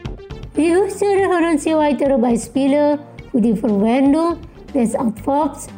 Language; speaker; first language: German; non-native, fluent; Indonesian